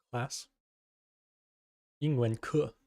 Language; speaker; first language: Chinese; non-native, learner; English